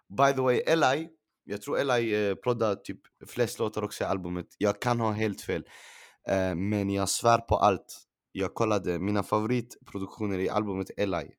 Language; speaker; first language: Swedish; early bilingual, other home language; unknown